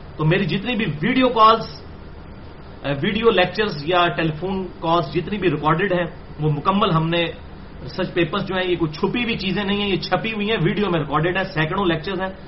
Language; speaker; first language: Urdu; non-native, local second language; Punjabi